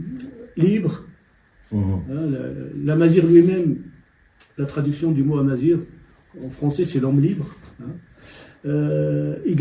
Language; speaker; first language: French; non-native, local second language; Tachelhit